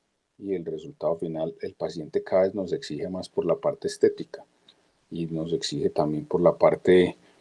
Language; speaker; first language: Spanish; native; Spanish